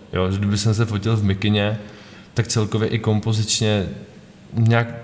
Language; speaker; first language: Czech; native; Czech